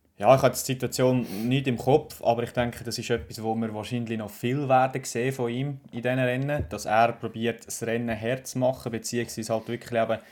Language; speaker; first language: German; native; German